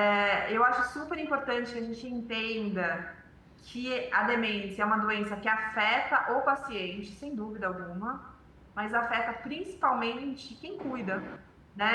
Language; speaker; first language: Portuguese; native; Portuguese